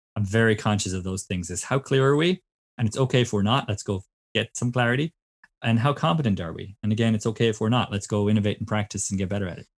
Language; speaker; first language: English; native; English